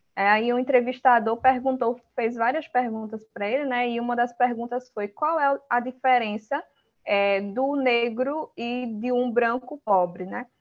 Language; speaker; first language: Portuguese; early bilingual, other home language; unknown